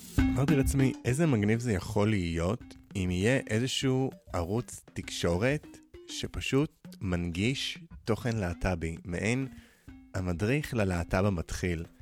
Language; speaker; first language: Hebrew; native; Hebrew